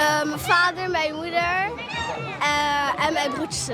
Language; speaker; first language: Dutch; early bilingual, other home language; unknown